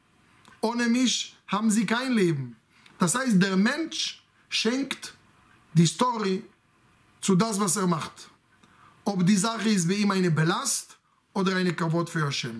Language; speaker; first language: German; non-native, fluent; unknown